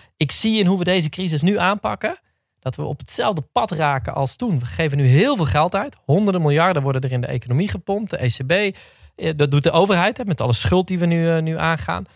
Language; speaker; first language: Dutch; native; Dutch